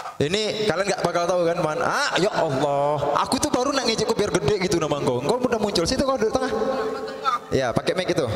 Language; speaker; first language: Indonesian; native; Indonesian